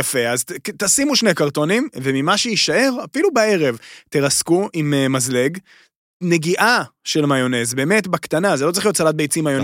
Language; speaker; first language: Hebrew; native; Hebrew